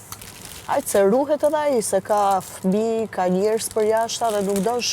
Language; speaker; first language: Albanian; native; Albanian